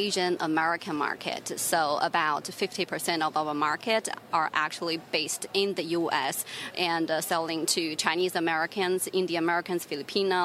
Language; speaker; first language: English; non-native, fluent; Chinese